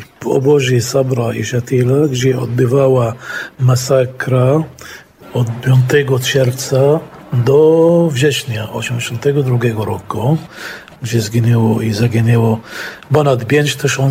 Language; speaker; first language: Polish; non-native, fluent; Arabic